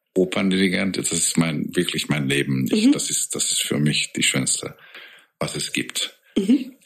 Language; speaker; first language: German; non-native, fluent; Hungarian